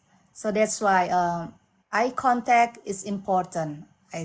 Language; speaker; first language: English; non-native, learner; Indonesian